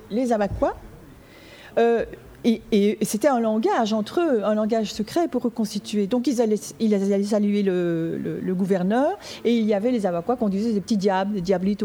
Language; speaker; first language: French; native; French